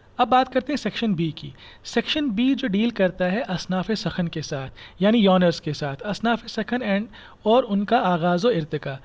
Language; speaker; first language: Hindi; non-native, local second language; Kashmiri